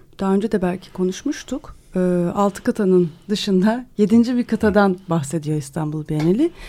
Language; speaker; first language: Turkish; native; Turkish